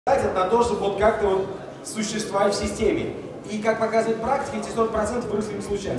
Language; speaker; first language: Russian; native; Russian